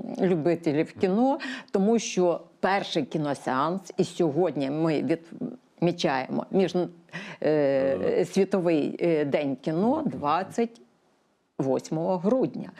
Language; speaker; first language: Ukrainian; native; Ukrainian